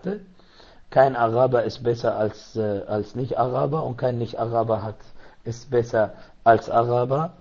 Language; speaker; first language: German; non-native, learner; Arabic